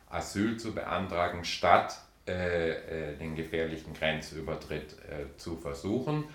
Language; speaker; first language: German; native; German